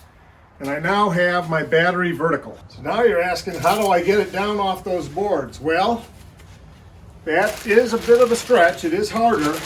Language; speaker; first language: English; native; English